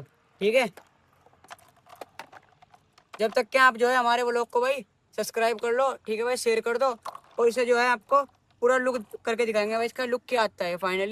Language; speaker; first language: Hindi; native; Hindi